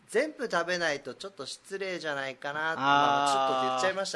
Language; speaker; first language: Japanese; native; Japanese